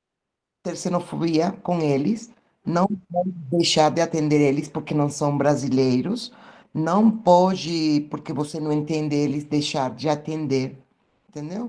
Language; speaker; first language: Portuguese; non-native, fluent; Spanish